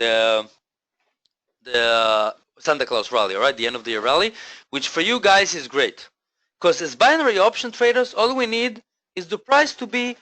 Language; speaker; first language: English; non-native, fluent; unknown